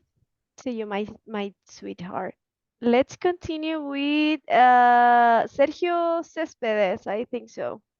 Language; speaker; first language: English; non-native, fluent; Spanish